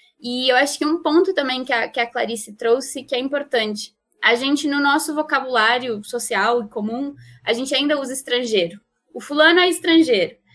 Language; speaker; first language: Portuguese; non-native, fluent; Spanish